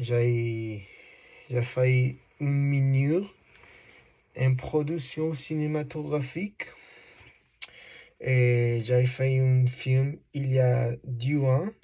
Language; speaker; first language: French; non-native, learner; Spanish